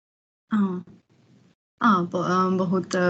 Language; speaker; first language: Hindi; non-native, learner; German